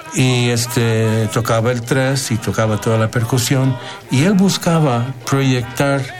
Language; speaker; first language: Spanish; non-native, fluent; English